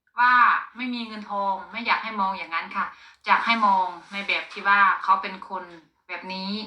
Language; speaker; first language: Thai; native; Thai